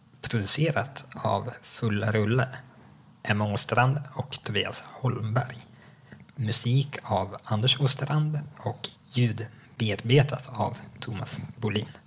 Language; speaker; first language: Swedish; native; Swedish